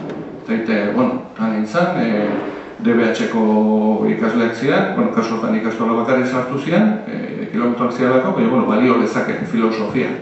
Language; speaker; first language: Basque; native; Basque